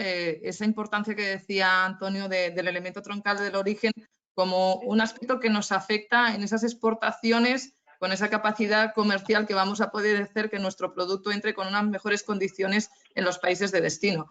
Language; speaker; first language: Spanish; native; Spanish